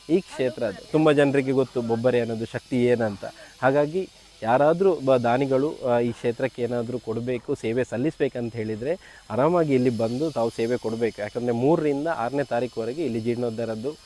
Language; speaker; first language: Kannada; non-native, local second language; Tulu